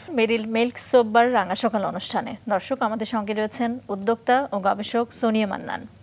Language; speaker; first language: Bangla; native; Bangla